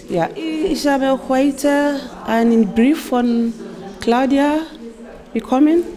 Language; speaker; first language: German; non-native, learner; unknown